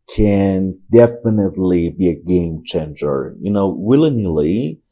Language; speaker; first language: English; non-native, fluent; Persian